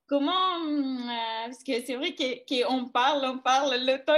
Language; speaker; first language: French; non-native, fluent; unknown